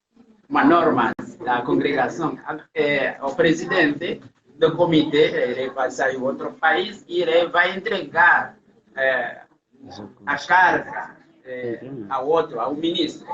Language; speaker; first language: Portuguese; non-native, fluent; Haitian Creole